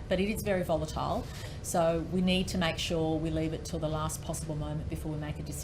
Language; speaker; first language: English; native; English